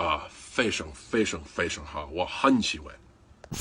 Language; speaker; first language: Chinese; non-native, learner; English